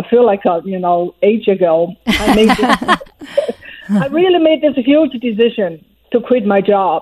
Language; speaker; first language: English; non-native, fluent; Chinese